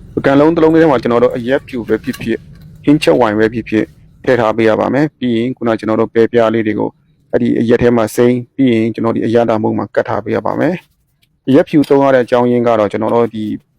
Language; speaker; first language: Burmese; non-native, local second language; Shan